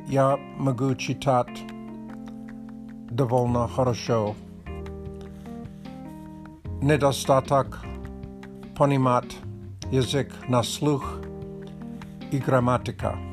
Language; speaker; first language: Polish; non-native, learner; English